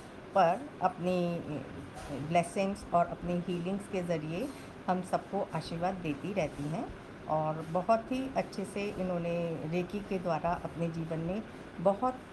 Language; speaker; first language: Hindi; native; Hindi